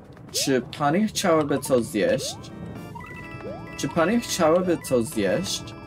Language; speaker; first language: Polish; non-native, learner; English